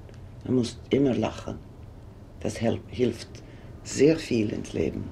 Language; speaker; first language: German; non-native, fluent; Swedish